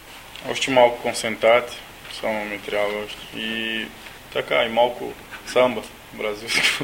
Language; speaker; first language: Bulgarian; non-native, learner; Portuguese